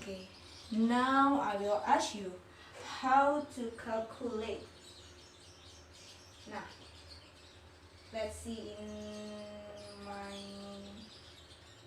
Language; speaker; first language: English; non-native, learner; Indonesian